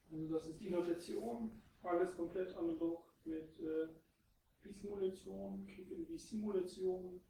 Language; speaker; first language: German; non-native, fluent; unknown